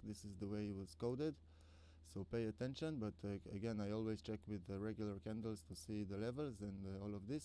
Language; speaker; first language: English; non-native, fluent; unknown